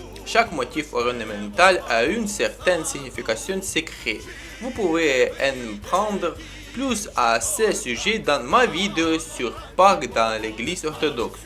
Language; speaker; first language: French; non-native, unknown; Ukrainian